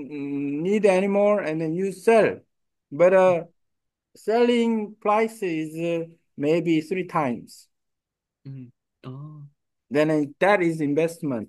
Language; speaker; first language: English; non-native, learner; Korean